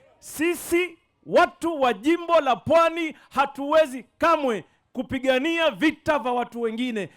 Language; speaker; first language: Swahili; native; Swahili